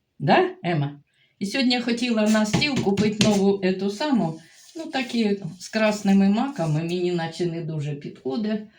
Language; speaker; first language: Ukrainian; native; Ukrainian